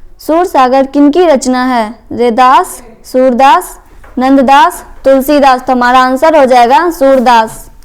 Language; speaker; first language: Hindi; native; Hindi